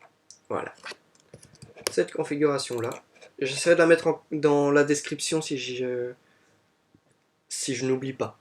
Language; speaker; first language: French; native; French